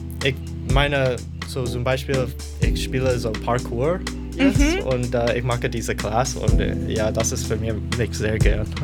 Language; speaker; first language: German; non-native, learner; English